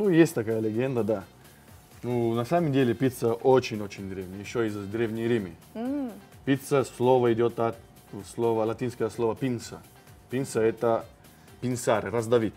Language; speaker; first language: Russian; non-native, fluent; Italian